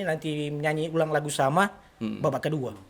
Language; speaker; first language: Indonesian; non-native, local second language; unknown